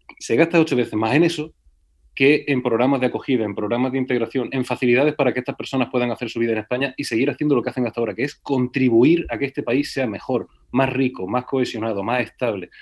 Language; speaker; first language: Spanish; native; Spanish